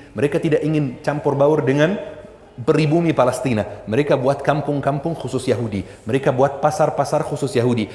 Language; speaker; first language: Indonesian; non-native, fluent; Arabic